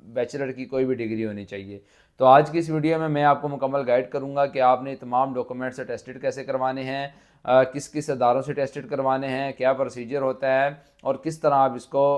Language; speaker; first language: Urdu; non-native, local second language; Punjabi